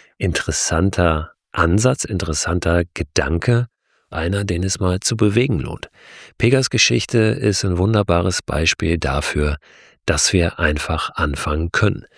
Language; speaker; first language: German; native; German